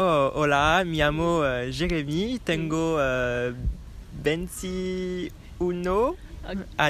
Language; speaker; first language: Spanish; non-native, learner; French